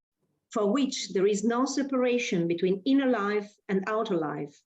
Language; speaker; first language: English; non-native, fluent; Italian